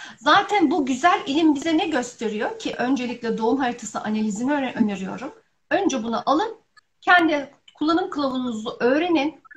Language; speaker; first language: Turkish; early bilingual, heritage; Turkish